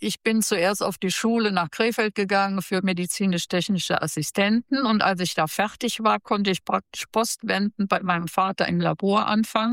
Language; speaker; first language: German; native; German